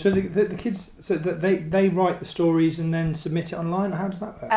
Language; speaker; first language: English; native; English